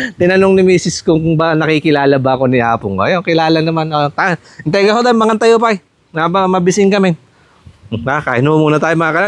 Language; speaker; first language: Filipino; non-native, local second language; Iloko